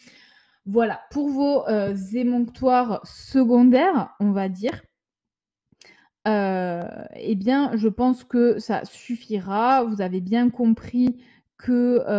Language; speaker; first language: French; native; French